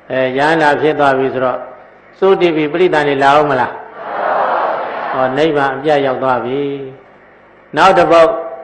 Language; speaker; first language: Burmese; native; Burmese